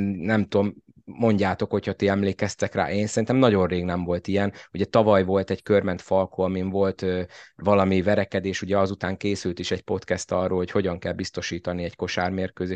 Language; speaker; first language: Hungarian; native; Hungarian